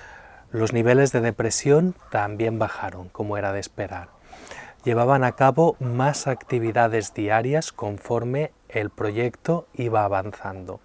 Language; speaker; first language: Spanish; native; Spanish